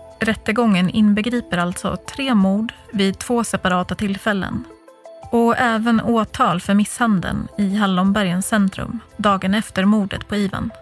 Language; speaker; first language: Swedish; native; Swedish